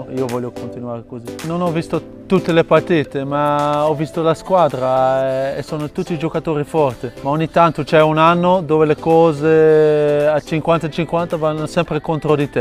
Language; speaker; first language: Italian; non-native, fluent; Dutch